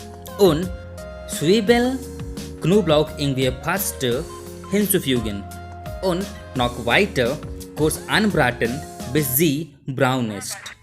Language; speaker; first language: German; non-native, fluent; Hindi